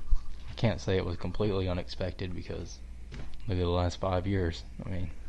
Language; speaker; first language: English; native; English